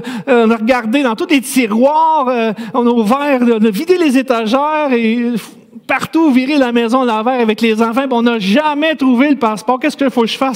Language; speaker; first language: French; native; French